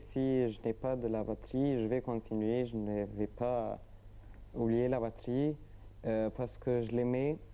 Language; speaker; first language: French; non-native, learner; Arabic